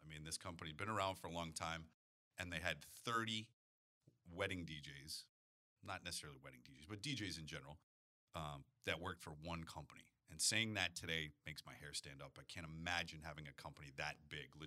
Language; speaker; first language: English; native; English